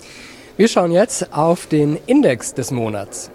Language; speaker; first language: German; native; German